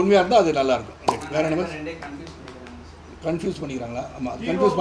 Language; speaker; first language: Tamil; native; Tamil